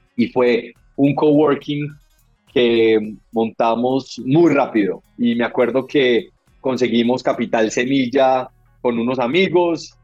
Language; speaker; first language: Spanish; native; Spanish